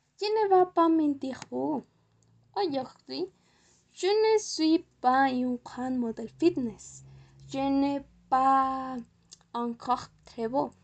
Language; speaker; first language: French; non-native, learner; Spanish